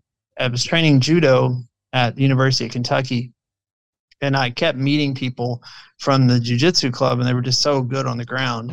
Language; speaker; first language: English; native; English